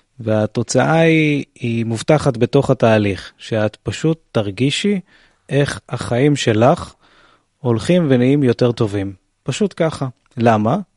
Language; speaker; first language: Hebrew; native; Hebrew